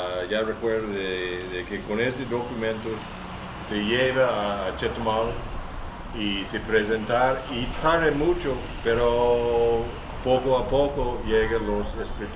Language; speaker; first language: Spanish; non-native, learner; English